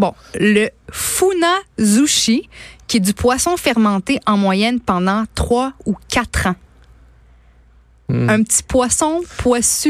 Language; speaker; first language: French; native; French